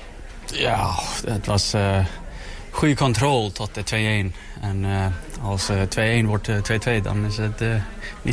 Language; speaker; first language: Dutch; non-native, learner; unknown